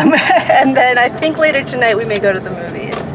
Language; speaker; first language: English; native; English